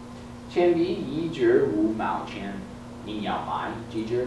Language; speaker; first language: Chinese; non-native, learner; English